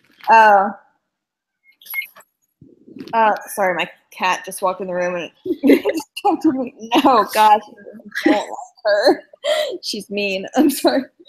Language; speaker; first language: English; native; English